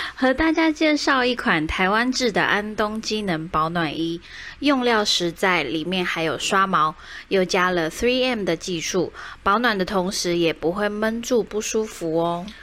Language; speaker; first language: Chinese; early bilingual, heritage; Chinese